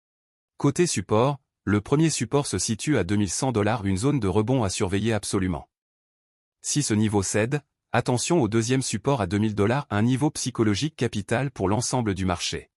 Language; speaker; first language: French; native; French